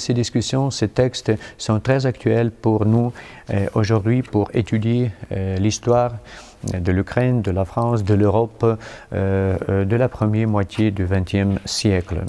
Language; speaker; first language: French; non-native, fluent; Ukrainian